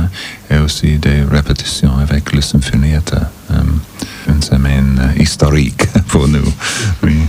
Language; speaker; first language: French; non-native, learner; English